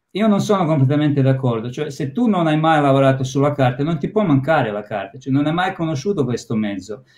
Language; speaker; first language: Italian; non-native, fluent; Croatian